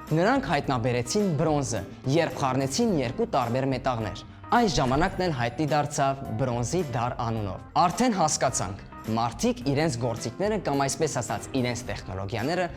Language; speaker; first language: Armenian; early bilingual, heritage; Armenian